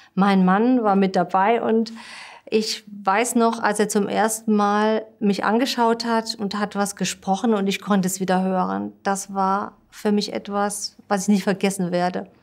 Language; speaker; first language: German; native; German